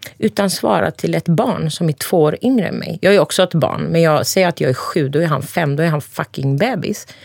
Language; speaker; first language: Swedish; early bilingual, other home language; Turkish